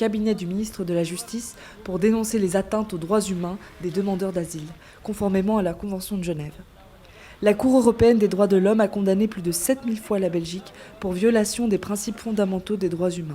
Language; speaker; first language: French; native; French